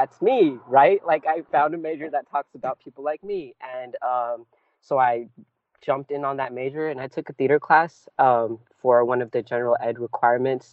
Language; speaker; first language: English; early bilingual, other home language; Punjabi